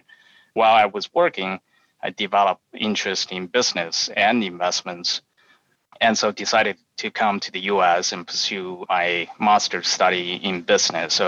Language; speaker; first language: English; non-native, fluent; Chinese